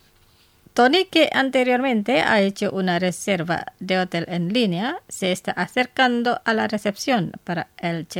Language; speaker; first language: Spanish; non-native, fluent; Indonesian